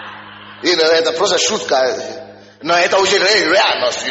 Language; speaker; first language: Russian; non-native, fluent; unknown